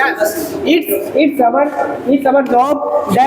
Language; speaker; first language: English; non-native, learner; Hindi